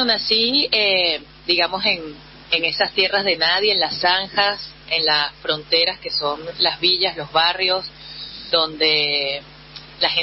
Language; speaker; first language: Spanish; native; Spanish